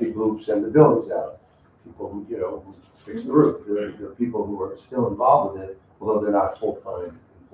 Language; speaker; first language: English; native; English